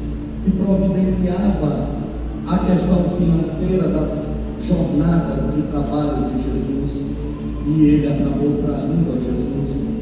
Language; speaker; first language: Portuguese; native; Portuguese